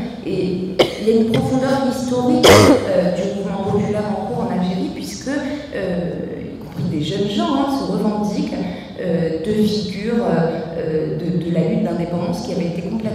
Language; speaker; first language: French; native; French